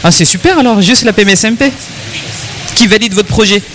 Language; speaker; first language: French; native; French